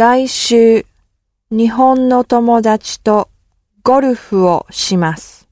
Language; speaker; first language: Japanese; non-native, learner; English